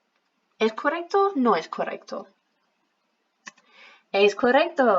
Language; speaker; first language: Spanish; non-native, fluent; English